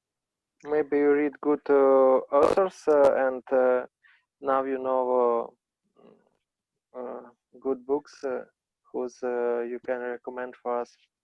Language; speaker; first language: English; non-native, learner; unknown